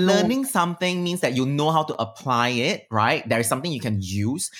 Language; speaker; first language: English; native; English